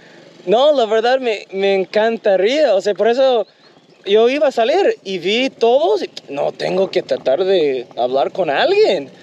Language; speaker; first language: Spanish; non-native, learner; English